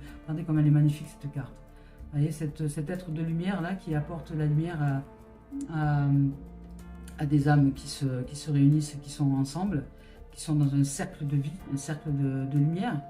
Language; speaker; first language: French; native; French